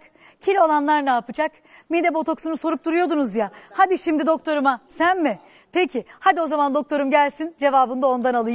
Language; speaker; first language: Turkish; native; Turkish